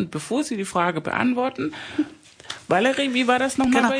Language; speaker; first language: German; early bilingual, other home language; Spanish